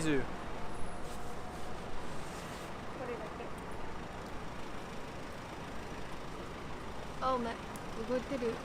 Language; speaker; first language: Japanese; non-native, learner; Vietnamese